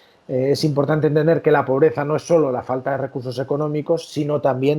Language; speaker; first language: Spanish; native; Spanish